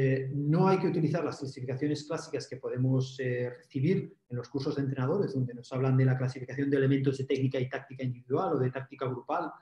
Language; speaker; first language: Spanish; native; Spanish